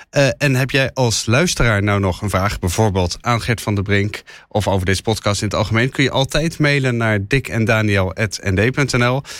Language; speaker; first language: Dutch; native; Dutch